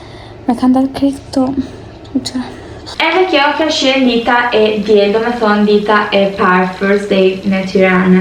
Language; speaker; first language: Albanian; early bilingual, heritage; Albanian